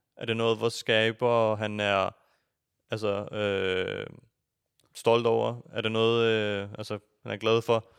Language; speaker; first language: Danish; early bilingual, other home language; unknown